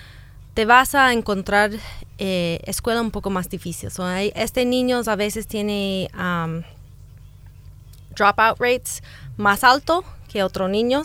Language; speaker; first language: Spanish; non-native, fluent; English